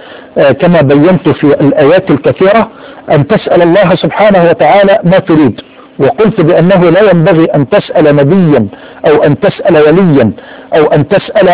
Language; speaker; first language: Arabic; native; Arabic